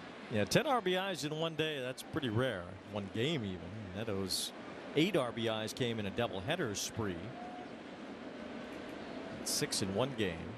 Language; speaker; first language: English; native; English